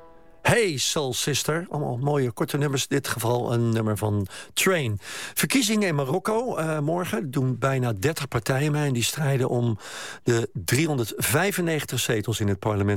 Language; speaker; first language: Dutch; native; Dutch